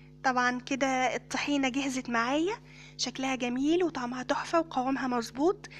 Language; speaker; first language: Arabic; native; Arabic